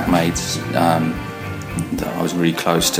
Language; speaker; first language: English; native; English